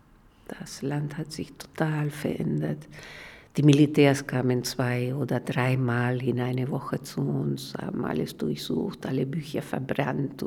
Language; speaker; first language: German; non-native, fluent; Spanish